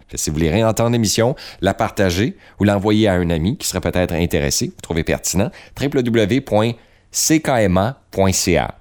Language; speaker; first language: French; native; French